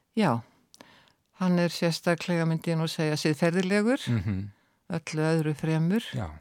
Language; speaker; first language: Icelandic; native; Icelandic